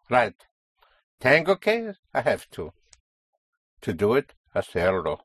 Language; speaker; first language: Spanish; non-native, fluent; English